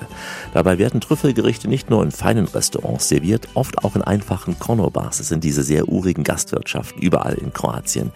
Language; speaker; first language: German; native; German